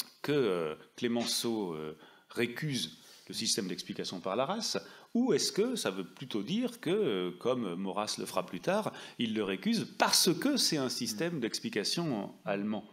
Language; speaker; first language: French; native; French